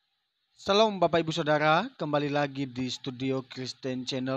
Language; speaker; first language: Indonesian; native; Indonesian